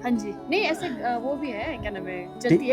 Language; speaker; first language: Hindi; non-native, local second language; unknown